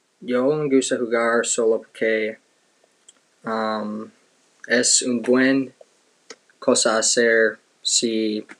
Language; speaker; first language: Spanish; non-native, learner; English